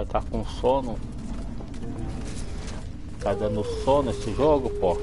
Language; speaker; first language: Portuguese; native; Portuguese